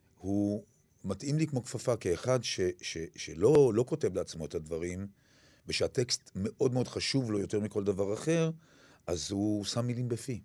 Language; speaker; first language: Hebrew; early bilingual, other home language; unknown